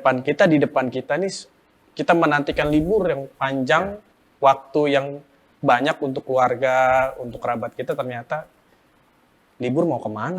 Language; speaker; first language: Indonesian; native; Indonesian